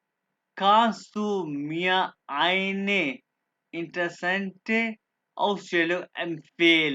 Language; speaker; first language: German; non-native, fluent; Urdu